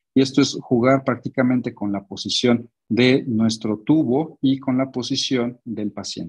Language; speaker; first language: Spanish; native; Spanish